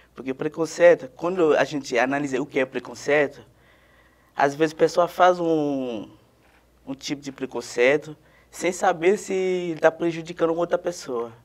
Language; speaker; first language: Portuguese; non-native, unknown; Haitian Creole